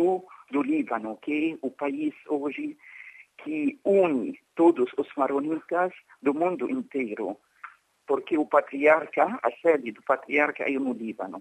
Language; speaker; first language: Portuguese; non-native, fluent; Arabic